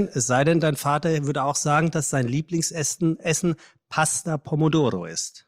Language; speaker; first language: German; native; German